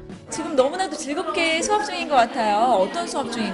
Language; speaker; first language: Korean; native; Korean